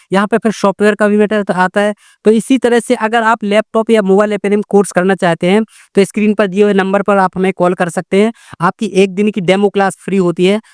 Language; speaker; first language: Hindi; native; Hindi